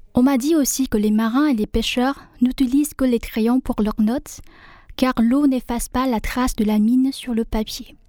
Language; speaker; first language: French; non-native, fluent; Vietnamese